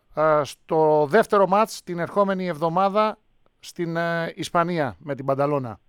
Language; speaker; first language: Greek; native; Greek